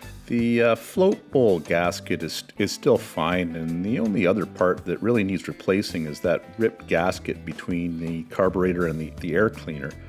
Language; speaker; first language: English; native; English